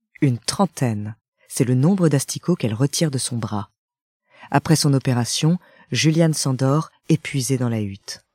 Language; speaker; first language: French; native; French